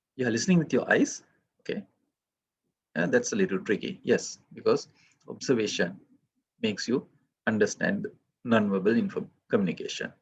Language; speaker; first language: English; non-native, local second language; Sinhala